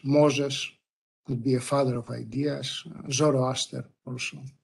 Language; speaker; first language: English; non-native, fluent; Greek